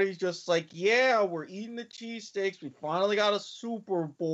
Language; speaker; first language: English; native; English